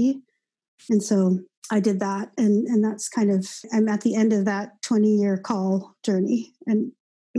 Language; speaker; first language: English; native; English